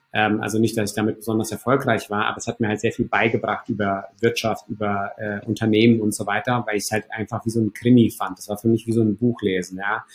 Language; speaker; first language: German; early bilingual, other home language; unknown